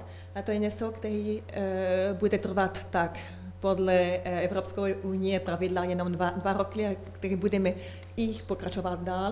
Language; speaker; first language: Czech; non-native, learner; French